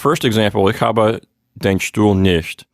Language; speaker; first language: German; non-native, learner; English